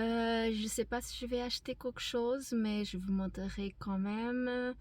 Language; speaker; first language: French; non-native, fluent; Portuguese